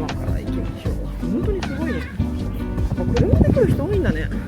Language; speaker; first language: Japanese; native; Japanese